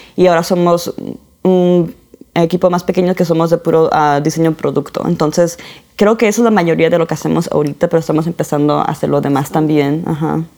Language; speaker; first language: Spanish; early bilingual, heritage; Spanish